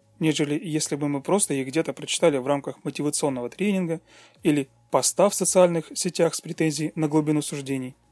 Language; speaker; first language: Russian; native; Russian